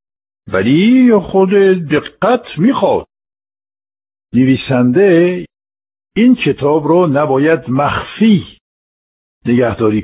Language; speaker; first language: Persian; non-native, fluent; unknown